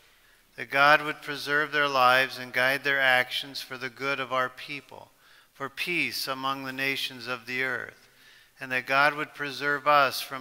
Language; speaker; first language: English; native; English